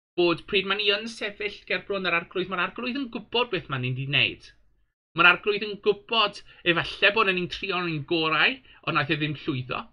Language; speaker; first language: Welsh; non-native, local second language; English